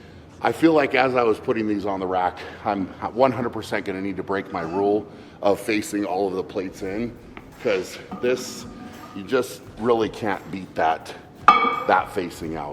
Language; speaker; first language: English; native; English